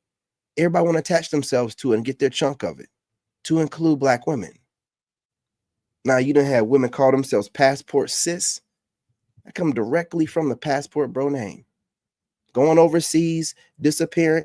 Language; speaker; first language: English; native; English